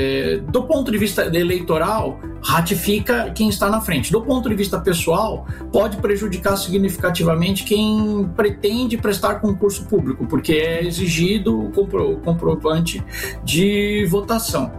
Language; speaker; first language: Portuguese; native; Portuguese